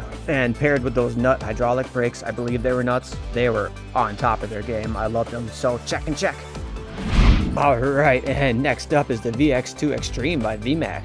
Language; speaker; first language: English; native; English